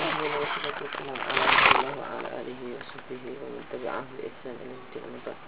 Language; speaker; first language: Arabic; non-native, fluent; Indonesian